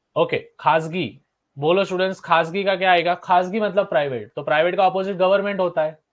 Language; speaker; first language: Hindi; non-native, local second language; Marathi